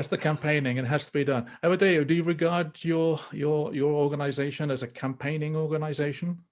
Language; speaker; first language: English; native; English